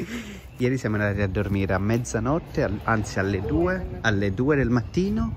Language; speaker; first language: Italian; native; Italian